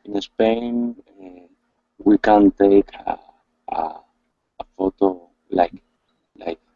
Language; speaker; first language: English; non-native, learner; Spanish